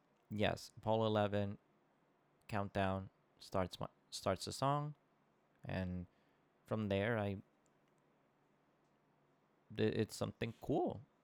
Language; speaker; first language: English; non-native, local second language; Spanish